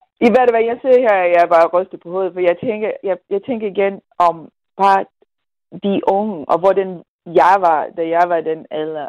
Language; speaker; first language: Danish; non-native, fluent; English